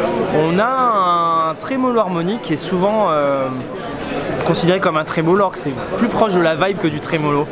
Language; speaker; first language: French; native; French